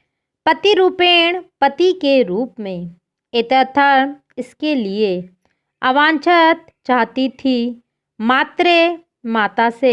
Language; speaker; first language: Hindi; native; Hindi